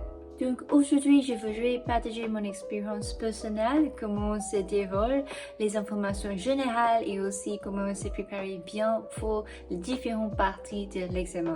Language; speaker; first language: French; non-native, fluent; English